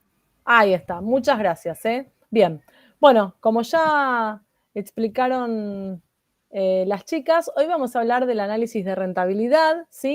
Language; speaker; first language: Spanish; native; Spanish